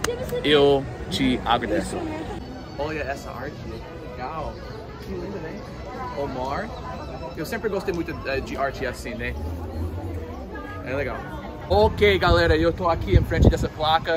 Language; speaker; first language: Portuguese; non-native, fluent; English